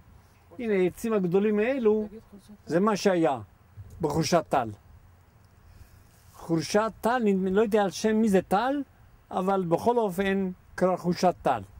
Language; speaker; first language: Hebrew; non-native, fluent; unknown